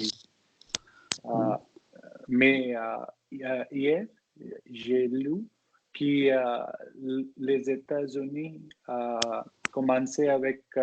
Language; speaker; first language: French; non-native, learner; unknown